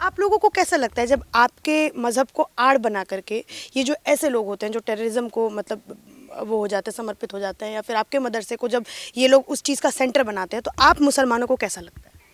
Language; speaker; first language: Hindi; native; Hindi